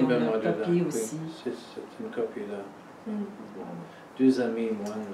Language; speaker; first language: French; non-native, learner; English